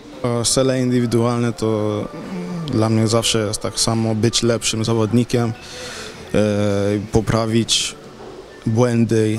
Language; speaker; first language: Polish; non-native, fluent; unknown